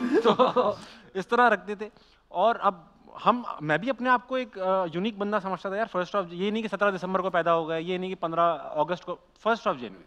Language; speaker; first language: Urdu; native; Urdu